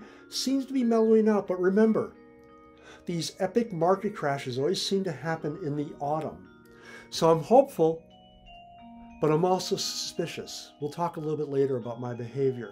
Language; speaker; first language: English; native; English